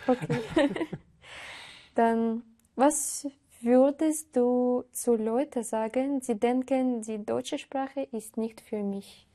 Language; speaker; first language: German; non-native, learner; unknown